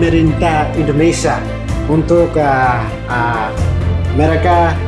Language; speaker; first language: Indonesian; non-native, learner; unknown